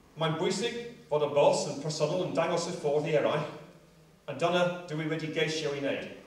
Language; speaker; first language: Welsh; non-native, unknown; English